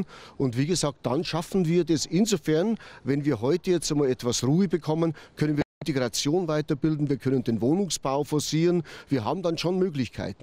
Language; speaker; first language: German; native; German